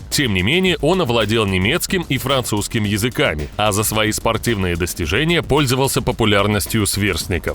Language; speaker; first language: Russian; native; Russian